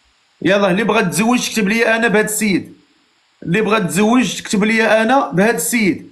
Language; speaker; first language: Arabic; native; Arabic